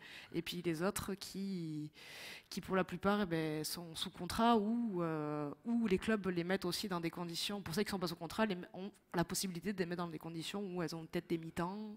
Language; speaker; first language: French; native; French